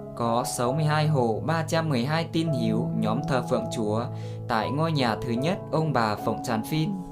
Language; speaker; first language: Vietnamese; non-native, local second language; Iu Mien